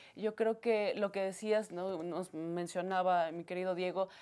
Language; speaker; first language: Spanish; native; Spanish